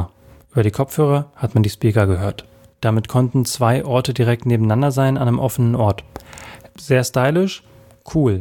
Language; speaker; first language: German; native; German